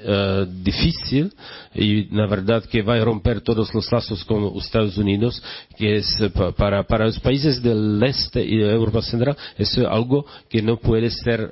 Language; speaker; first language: Spanish; non-native, learner; Czech